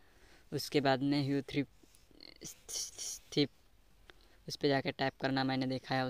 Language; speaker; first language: Hindi; native; Hindi